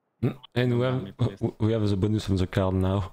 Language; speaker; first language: English; non-native, learner; French